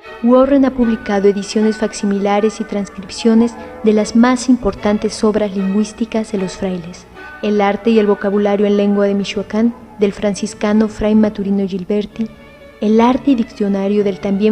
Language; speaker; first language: Spanish; native; Spanish